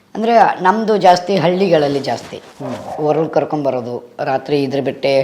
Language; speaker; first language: Kannada; native; Kannada